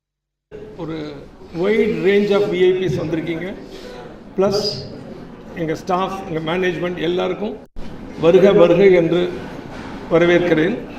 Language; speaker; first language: Tamil; native; Tamil